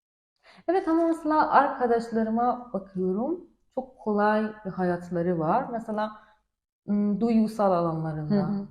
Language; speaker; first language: Turkish; non-native, learner; Persian